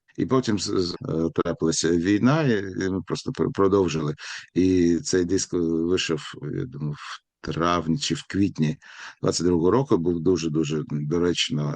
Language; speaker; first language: Ukrainian; non-native, local second language; Russian